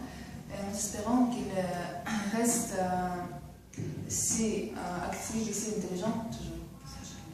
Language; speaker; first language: French; non-native, learner; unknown